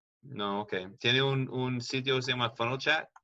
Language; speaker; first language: Spanish; non-native, learner; English